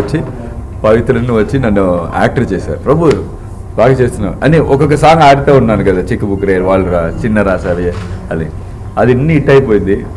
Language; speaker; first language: Telugu; non-native, local second language; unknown